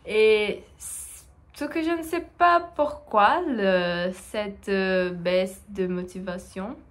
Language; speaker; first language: French; non-native, learner; Portuguese